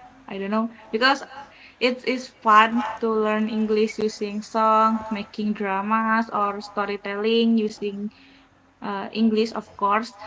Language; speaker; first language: English; non-native, learner; Indonesian